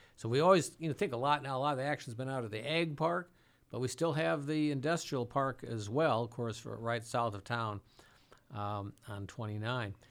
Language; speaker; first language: English; native; English